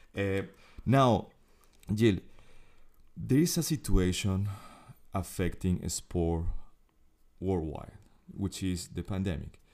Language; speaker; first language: English; non-native, fluent; Spanish